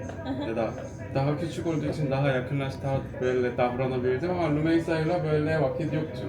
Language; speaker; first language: Turkish; non-native, fluent; Korean